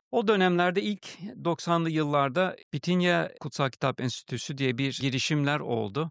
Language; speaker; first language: Turkish; non-native, fluent; English